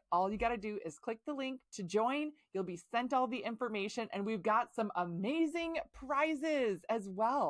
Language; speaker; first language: English; native; English